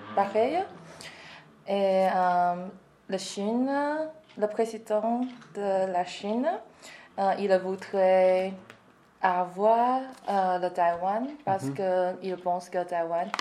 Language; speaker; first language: French; non-native, learner; Chinese